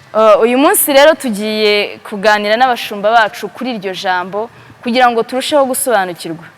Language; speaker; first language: Kinyarwanda; native; Kinyarwanda